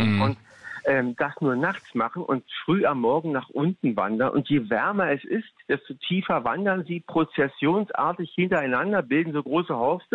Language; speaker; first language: German; native; German